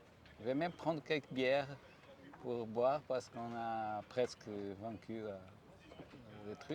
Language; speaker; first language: French; non-native, fluent; Portuguese